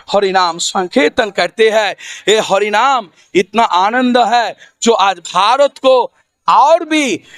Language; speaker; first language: Hindi; non-native, fluent; Bangla